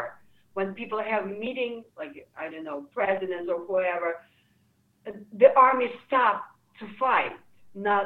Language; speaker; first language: English; non-native, fluent; Ukrainian